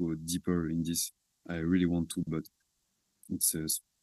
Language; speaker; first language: English; non-native, fluent; French